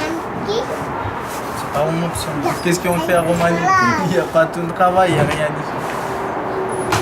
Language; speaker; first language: French; non-native, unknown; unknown